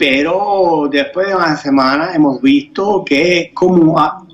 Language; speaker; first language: Spanish; non-native, fluent; Italian